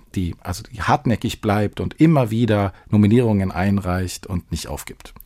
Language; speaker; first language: German; non-native, fluent; Swedish